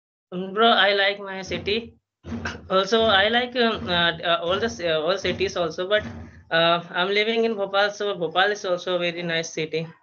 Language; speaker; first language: English; non-native, learner; Hindi